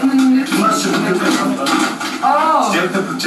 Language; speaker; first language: Bulgarian; non-native, learner; English